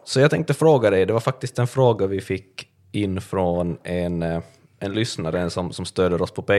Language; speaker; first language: Swedish; native; Swedish